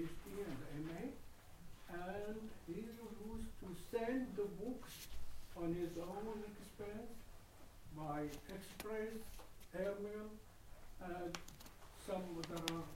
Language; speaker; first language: English; non-native, fluent; Arabic